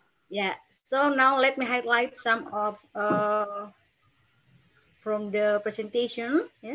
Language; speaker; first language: English; non-native, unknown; Indonesian